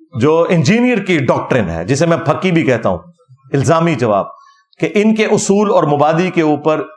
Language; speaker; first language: Urdu; non-native, local second language; Punjabi